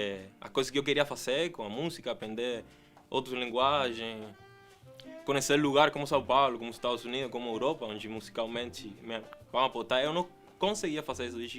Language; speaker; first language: Portuguese; non-native, fluent; Spanish